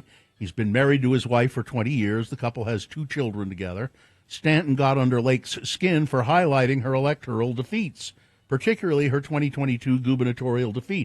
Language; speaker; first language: English; native; English